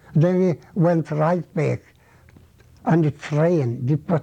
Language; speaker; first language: English; non-native, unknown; Swedish